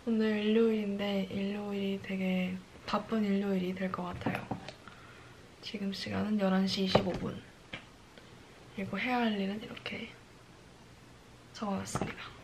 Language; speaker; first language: Korean; early bilingual, heritage; Korean